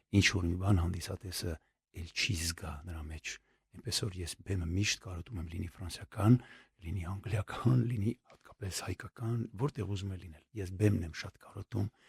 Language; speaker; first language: Armenian; native; Armenian